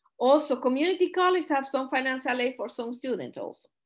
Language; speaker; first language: English; non-native, fluent; Spanish